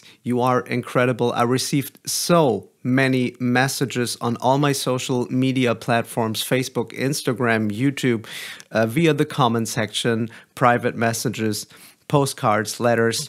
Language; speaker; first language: English; non-native, fluent; German